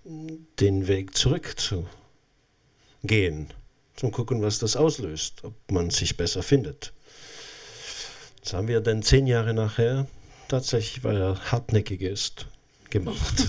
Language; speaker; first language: German; non-native, local second language; French